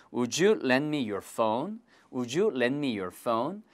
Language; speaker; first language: English; non-native, fluent; Korean